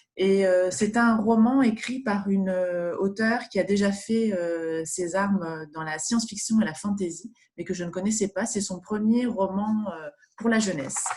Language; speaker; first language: French; native; French